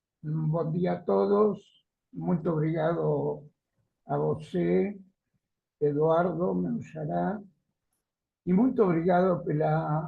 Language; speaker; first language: Portuguese; non-native, learner; Spanish